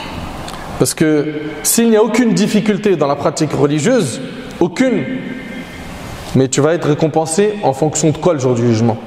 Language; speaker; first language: French; native; French